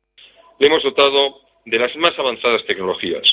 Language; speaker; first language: Spanish; native; Spanish